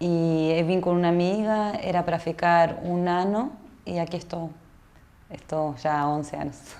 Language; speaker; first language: Portuguese; non-native, fluent; Spanish